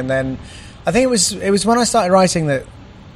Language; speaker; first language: English; native; English